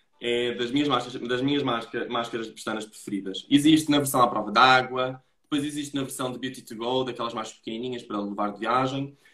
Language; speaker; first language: Portuguese; native; Portuguese